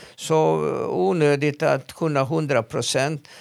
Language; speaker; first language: Swedish; non-native, fluent; Hungarian